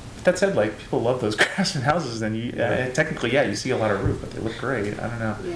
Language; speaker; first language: English; native; English